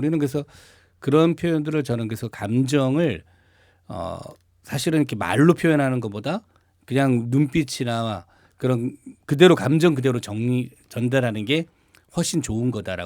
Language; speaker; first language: Korean; native; Korean